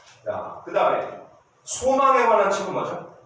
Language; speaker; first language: Korean; native; Korean